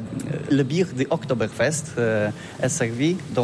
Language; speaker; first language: French; non-native, learner; Polish